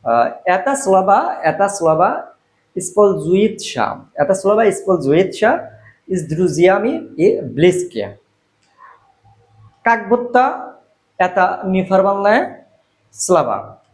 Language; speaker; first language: Russian; non-native, learner; Bangla